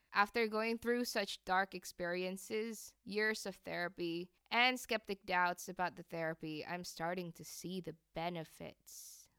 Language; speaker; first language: English; non-native, fluent; Indonesian